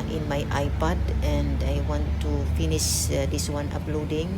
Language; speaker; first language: English; non-native, local second language; Cebuano